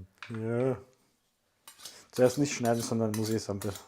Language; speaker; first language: German; non-native, fluent; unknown